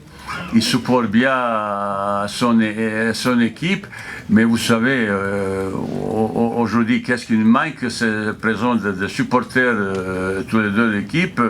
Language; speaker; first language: French; non-native, fluent; Bosnian